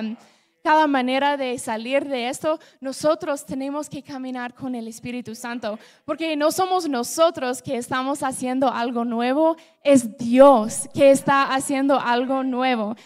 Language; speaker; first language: Spanish; non-native, fluent; English